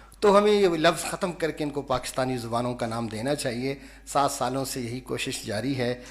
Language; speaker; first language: Urdu; non-native, local second language; Baluchi